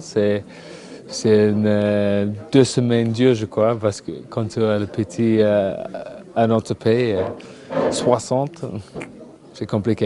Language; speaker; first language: French; non-native, learner; English